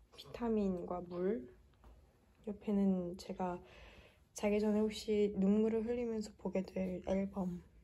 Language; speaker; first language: Korean; native; Korean